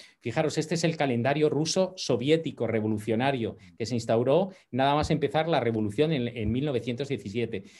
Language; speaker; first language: Spanish; native; Spanish